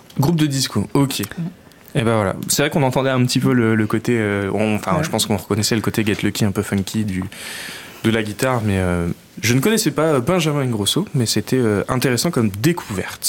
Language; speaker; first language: French; native; French